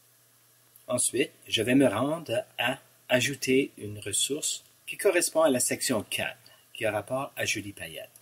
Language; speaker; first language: French; non-native, local second language; English